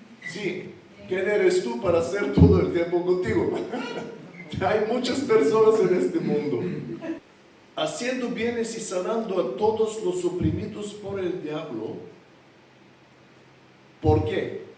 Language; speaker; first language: Spanish; non-native, fluent; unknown